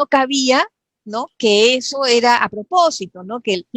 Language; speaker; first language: Spanish; native; Spanish